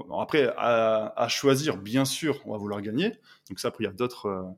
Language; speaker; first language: French; native; French